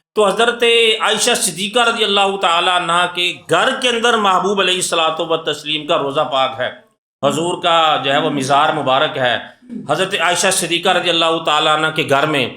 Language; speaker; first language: Urdu; non-native, local second language; Punjabi